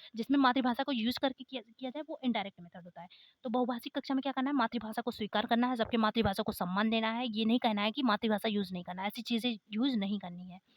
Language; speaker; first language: Hindi; native; Hindi